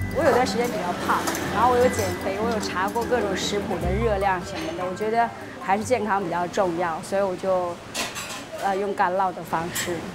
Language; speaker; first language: Chinese; native; Chinese